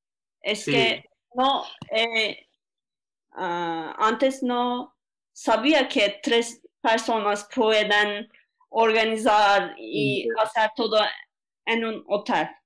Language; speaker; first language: Spanish; non-native, learner; Turkish